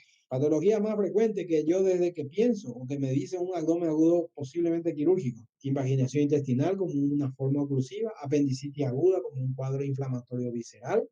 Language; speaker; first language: Spanish; native; Spanish